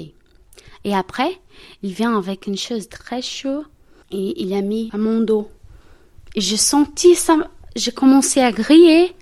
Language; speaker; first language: French; non-native, learner; Portuguese